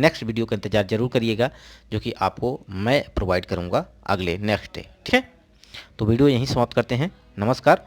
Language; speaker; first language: Hindi; native; Hindi